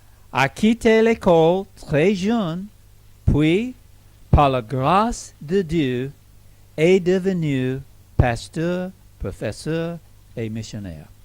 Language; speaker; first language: French; non-native, learner; English